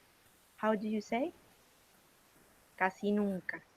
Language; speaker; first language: English; non-native, learner; Spanish